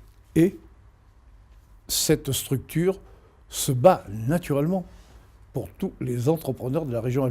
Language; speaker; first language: French; native; French